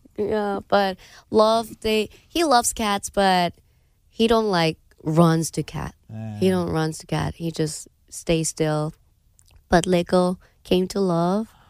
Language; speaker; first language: English; non-native, fluent; Thai